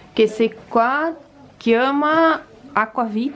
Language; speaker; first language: Italian; non-native, learner; Portuguese